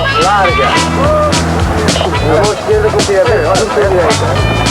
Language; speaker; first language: Portuguese; native; Portuguese